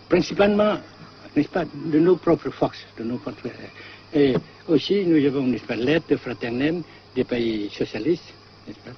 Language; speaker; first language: French; non-native, local second language; Vietnamese